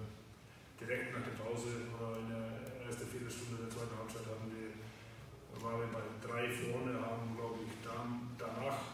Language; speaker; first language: German; non-native, fluent; Icelandic